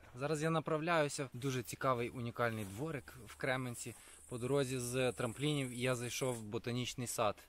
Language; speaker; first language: Ukrainian; native; Ukrainian